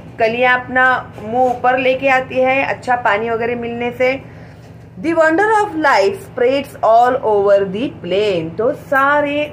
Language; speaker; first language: Hindi; non-native, local second language; Marathi